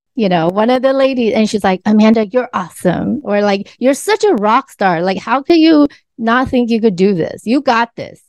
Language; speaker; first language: English; early bilingual, other home language; Chinese